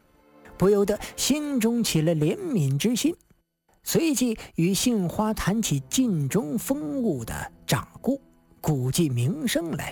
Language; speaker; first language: Chinese; native; Chinese